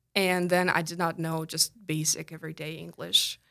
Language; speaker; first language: English; non-native, fluent; Russian